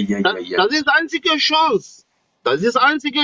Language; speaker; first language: German; non-native, learner; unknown